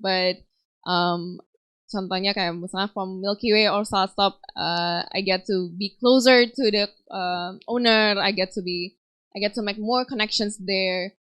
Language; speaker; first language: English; non-native, fluent; Indonesian